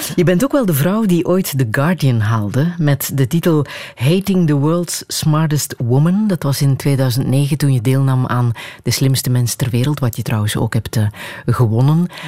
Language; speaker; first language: Dutch; native; Dutch